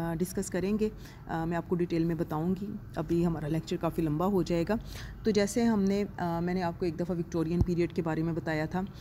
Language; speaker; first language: Urdu; non-native, local second language; Punjabi